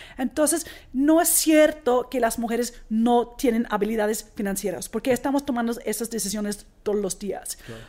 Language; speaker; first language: Spanish; non-native, fluent; English